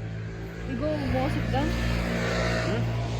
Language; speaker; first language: Korean; non-native, learner; Odia